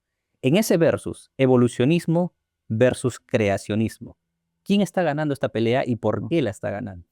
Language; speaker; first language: Spanish; native; Spanish